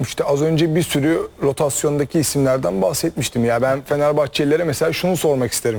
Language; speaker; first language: Turkish; native; Turkish